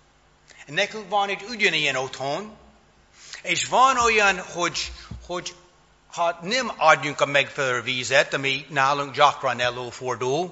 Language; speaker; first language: Hungarian; non-native, fluent; English